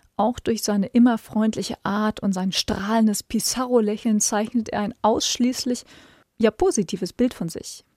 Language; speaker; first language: German; native; German